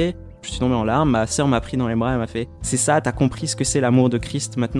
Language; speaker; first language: French; native; French